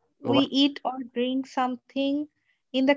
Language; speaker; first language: English; non-native, learner; Bangla